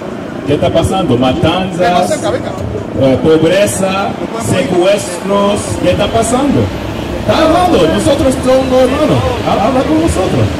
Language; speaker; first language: Spanish; non-native, learner; English